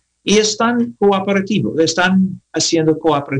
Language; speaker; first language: Spanish; non-native, learner; English